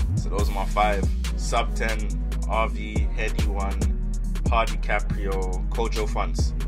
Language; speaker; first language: English; native; English